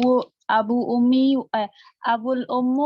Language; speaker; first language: Arabic; non-native, learner; Indonesian